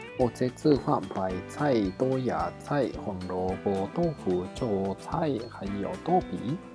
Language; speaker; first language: Chinese; non-native, fluent; Japanese